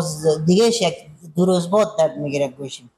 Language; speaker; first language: Persian; non-native, local second language; Hazaragi